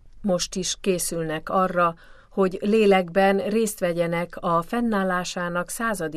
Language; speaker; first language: Hungarian; native; Hungarian